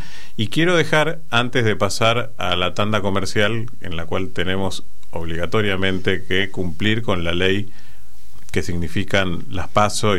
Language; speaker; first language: Spanish; native; Spanish